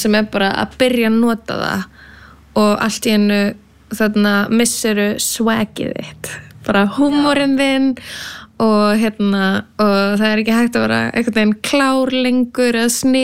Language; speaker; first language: Icelandic; native; Icelandic